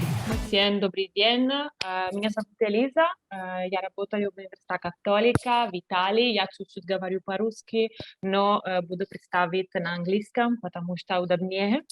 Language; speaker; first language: Russian; non-native, learner; Italian